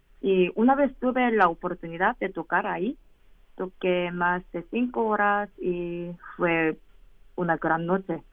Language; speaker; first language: Spanish; non-native, learner; Korean